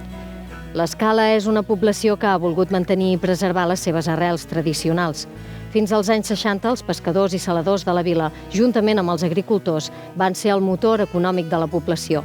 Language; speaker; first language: Catalan; native; Catalan